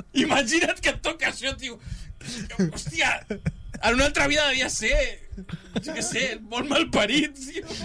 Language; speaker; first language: Catalan; non-native, local second language; Spanish